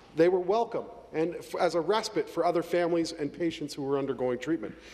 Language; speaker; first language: English; native; English